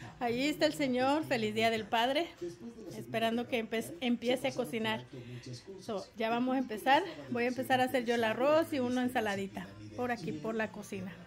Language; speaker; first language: Spanish; native; Spanish